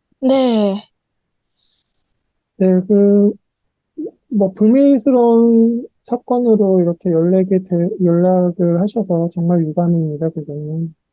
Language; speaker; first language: Korean; native; Korean